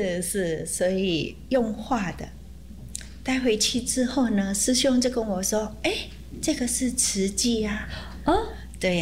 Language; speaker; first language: Chinese; early bilingual, heritage; Chinese